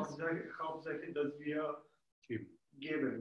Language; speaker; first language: German; non-native, fluent; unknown